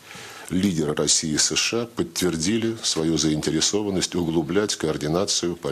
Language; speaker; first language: Russian; native; Russian